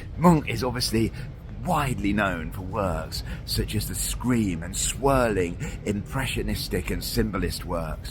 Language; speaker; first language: English; native; English